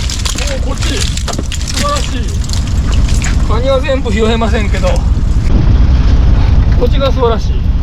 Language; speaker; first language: Japanese; native; Japanese